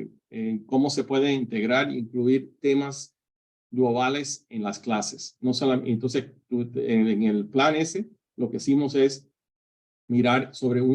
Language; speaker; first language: Spanish; early bilingual, heritage; Spanish